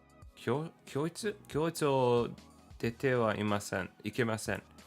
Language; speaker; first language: Japanese; non-native, learner; English